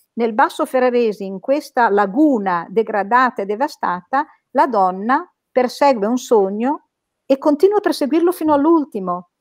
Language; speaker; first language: Italian; native; Italian